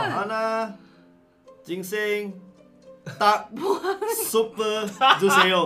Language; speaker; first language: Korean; non-native, learner; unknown